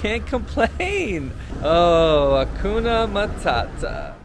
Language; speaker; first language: English; native; English